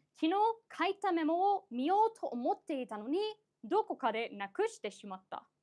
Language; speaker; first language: Japanese; non-native, fluent; English